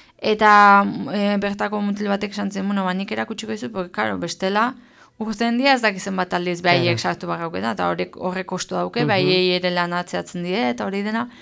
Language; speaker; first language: Basque; native; Basque